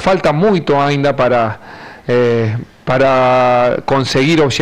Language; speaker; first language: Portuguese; non-native, learner; Spanish